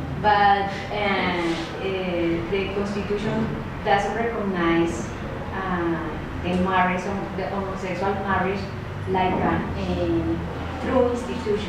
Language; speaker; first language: English; non-native, learner; Spanish